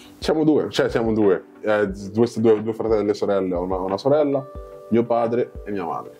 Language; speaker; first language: Italian; early bilingual, other home language; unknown